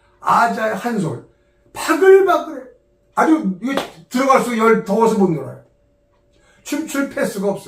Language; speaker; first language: Korean; native; Korean